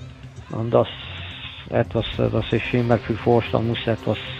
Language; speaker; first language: German; non-native, learner; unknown